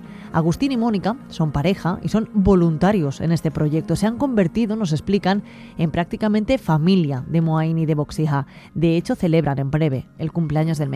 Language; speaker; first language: Spanish; native; Spanish